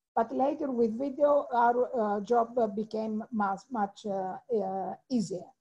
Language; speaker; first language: English; non-native, fluent; Greek